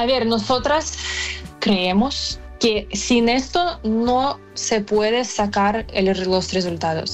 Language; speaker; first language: Spanish; non-native, fluent; Ukrainian